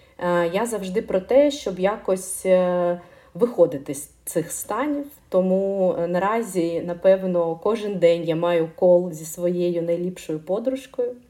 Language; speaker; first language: Ukrainian; non-native, local second language; Russian